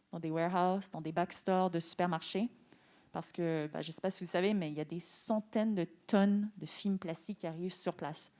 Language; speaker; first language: French; non-native, fluent; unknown